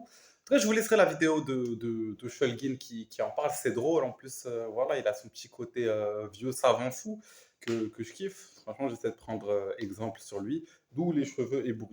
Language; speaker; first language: French; native; French